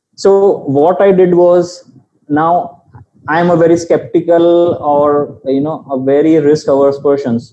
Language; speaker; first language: English; non-native, local second language; Gujarati